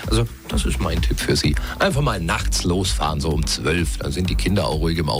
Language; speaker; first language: German; native; German